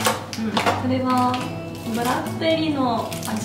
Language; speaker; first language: Japanese; non-native, learner; Russian